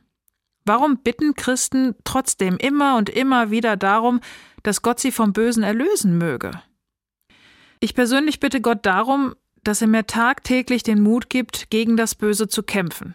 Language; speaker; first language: German; native; German